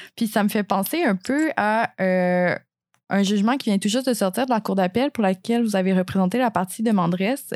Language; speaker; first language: French; native; French